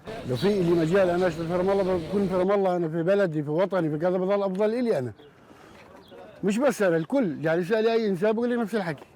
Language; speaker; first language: Arabic; native; Arabic